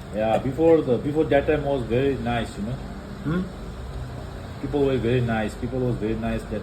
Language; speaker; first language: English; non-native, fluent; Nepali